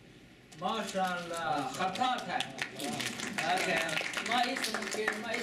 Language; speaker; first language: Arabic; non-native, learner; Chinese